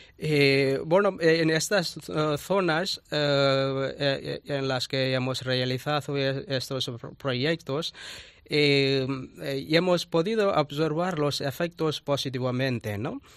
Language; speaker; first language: Spanish; non-native, fluent; Tamil